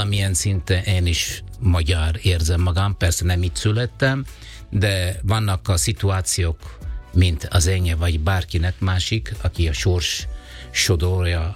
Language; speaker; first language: Hungarian; non-native, fluent; Italian